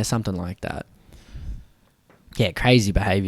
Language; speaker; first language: English; native; English